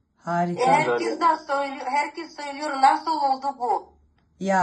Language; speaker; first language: Turkish; non-native, learner; Greek